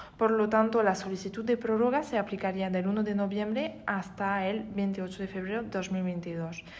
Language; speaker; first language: Spanish; non-native, fluent; French